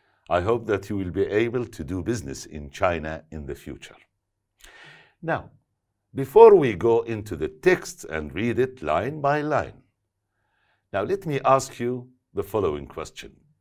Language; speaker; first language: English; non-native, fluent; Arabic